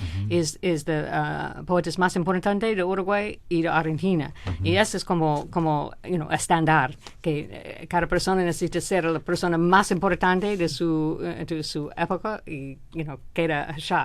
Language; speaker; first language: Spanish; non-native, fluent; English